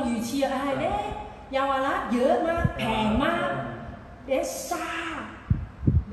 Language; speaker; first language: Thai; non-native, learner; Cantonese